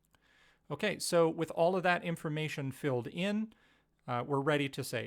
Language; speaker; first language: English; native; English